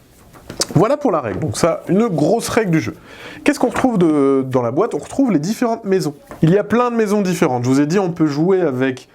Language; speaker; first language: French; native; French